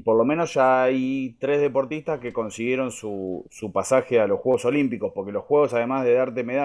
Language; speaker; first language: Spanish; native; Spanish